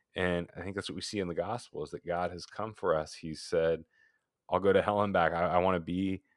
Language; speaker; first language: English; native; English